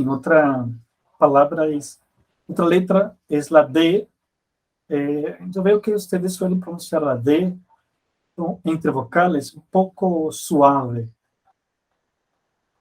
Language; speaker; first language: Spanish; non-native, fluent; Portuguese